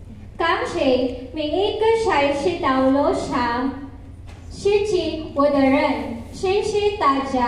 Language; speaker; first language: Chinese; non-native, learner; Filipino